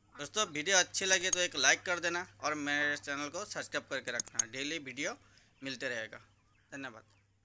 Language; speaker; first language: Hindi; non-native, local second language; Assamese